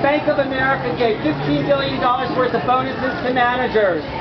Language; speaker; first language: English; native; English